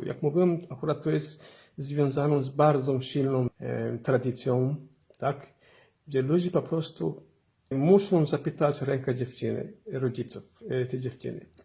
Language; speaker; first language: Polish; non-native, fluent; Somali